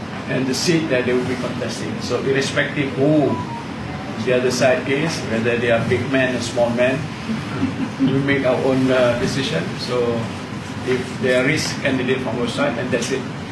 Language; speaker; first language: English; non-native, local second language; Malay